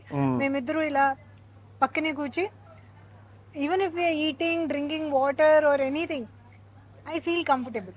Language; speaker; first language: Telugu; non-native, learner; Hindi